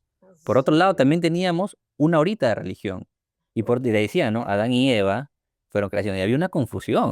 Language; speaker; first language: Spanish; native; Spanish